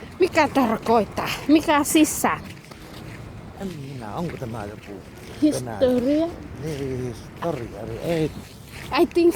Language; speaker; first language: Finnish; non-native, learner; Thai